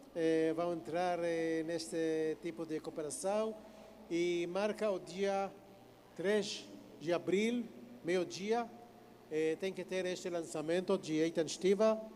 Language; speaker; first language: Portuguese; non-native, fluent; Hebrew